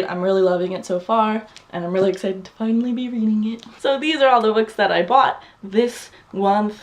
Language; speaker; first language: English; native; English